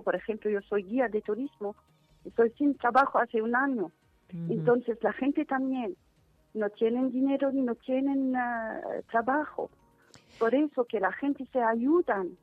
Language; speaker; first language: Spanish; non-native, fluent; Arabic